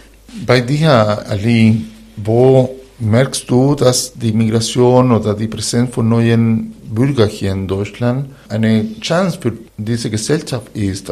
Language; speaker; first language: German; non-native, fluent; Spanish